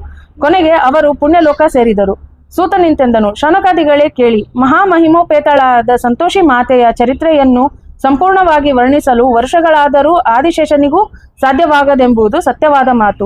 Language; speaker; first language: Kannada; native; Kannada